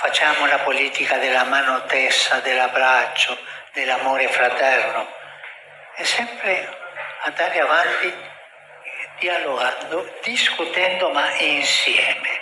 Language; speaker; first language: Italian; non-native, fluent; Spanish